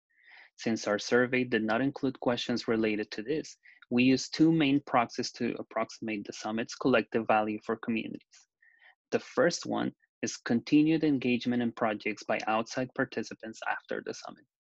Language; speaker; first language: English; non-native, fluent; Spanish